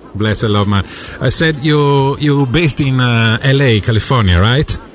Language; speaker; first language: English; non-native, fluent; Italian